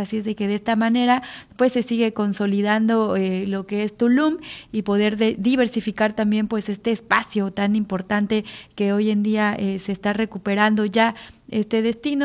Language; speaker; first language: Spanish; native; Spanish